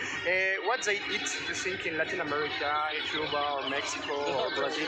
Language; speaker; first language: English; non-native, learner; French